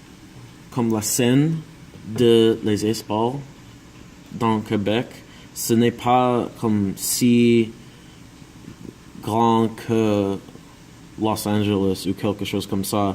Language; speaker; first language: French; non-native, learner; English